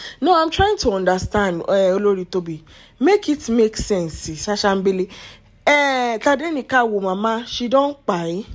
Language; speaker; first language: Nigerian Pidgin; non-native, local second language; Yoruba